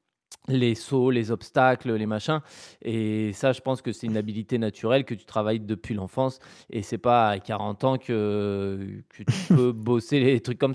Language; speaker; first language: French; native; French